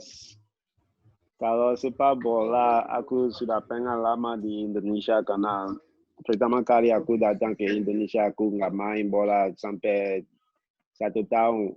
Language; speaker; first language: Indonesian; non-native, local second language; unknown